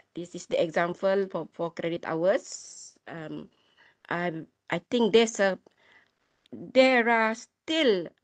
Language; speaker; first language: English; non-native, local second language; Malay